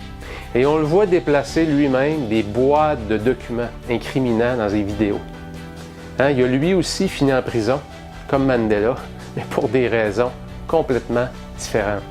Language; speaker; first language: French; native; French